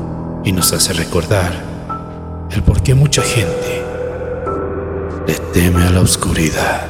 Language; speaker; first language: Spanish; native; Spanish